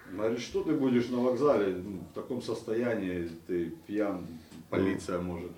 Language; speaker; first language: Polish; non-native, learner; Russian